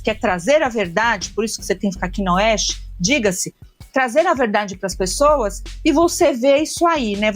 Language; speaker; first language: Portuguese; native; Portuguese